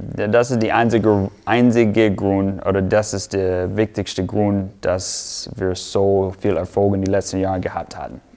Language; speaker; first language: German; non-native, fluent; English